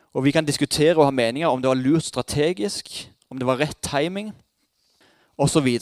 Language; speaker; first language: Norwegian; native; Norwegian